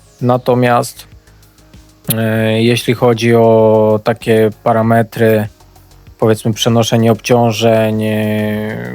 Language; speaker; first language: Polish; native; Polish